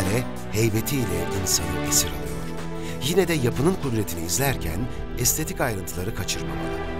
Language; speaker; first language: Turkish; native; Turkish